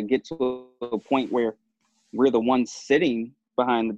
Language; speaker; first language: English; native; English